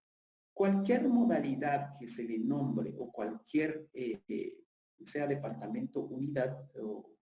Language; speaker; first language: Spanish; native; Spanish